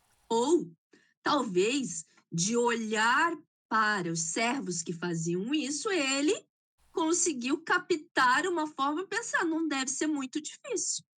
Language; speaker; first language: Portuguese; native; Portuguese